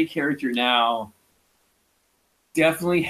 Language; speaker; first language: English; native; English